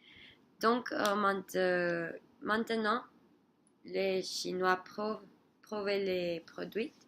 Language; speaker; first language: French; non-native, learner; Spanish